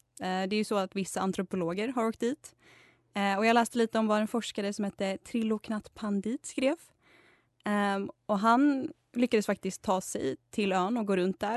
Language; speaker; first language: Swedish; native; Swedish